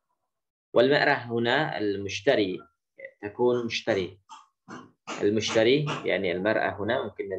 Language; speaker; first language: Arabic; non-native, fluent; Indonesian